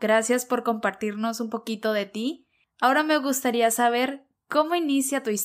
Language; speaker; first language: Spanish; native; Spanish